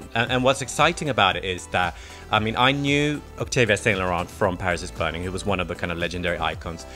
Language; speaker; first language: English; non-native, fluent; Swedish